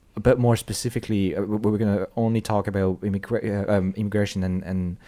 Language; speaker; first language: English; non-native, fluent; French